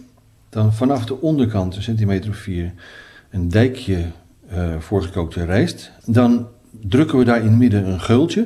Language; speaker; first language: Dutch; native; Dutch